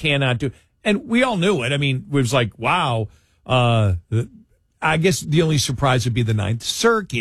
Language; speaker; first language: English; native; English